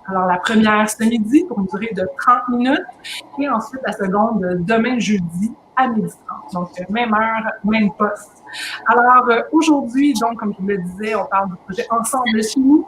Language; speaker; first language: French; native; French